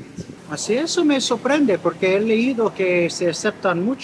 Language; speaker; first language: Spanish; non-native, learner; English